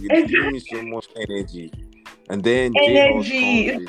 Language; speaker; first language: English; non-native, local second language; Yoruba